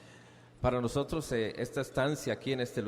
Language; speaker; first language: Spanish; native; Spanish